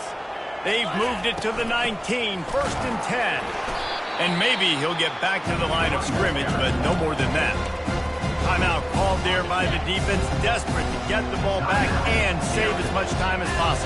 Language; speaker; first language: English; native; English